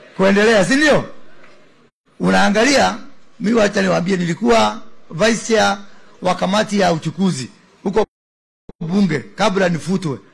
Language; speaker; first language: Swahili; non-native, local second language; Kikuyu